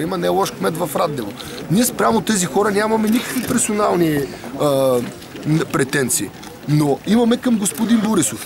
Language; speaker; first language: Bulgarian; native; Bulgarian